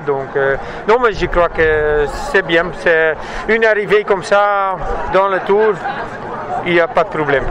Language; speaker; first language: French; non-native, fluent; Dutch